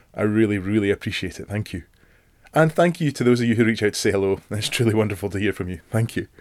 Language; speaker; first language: English; native; English